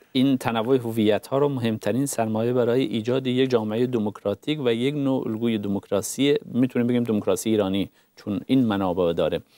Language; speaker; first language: Persian; non-native, local second language; Kurdish